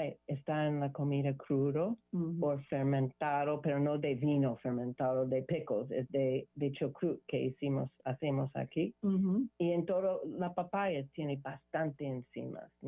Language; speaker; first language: Spanish; non-native, learner; English